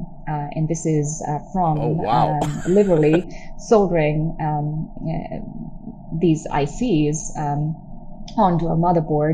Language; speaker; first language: English; non-native, local second language; Tamil